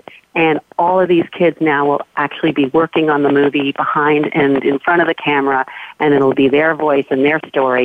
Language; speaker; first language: English; native; English